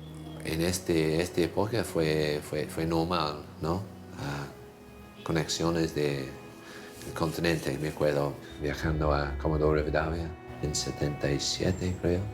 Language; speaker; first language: Spanish; non-native, fluent; English